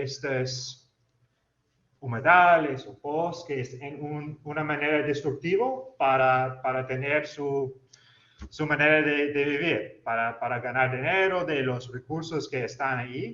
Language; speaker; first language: Spanish; non-native, fluent; English